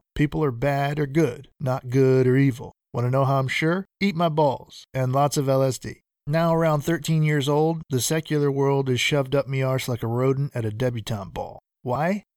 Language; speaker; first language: English; early bilingual, other home language; Spanish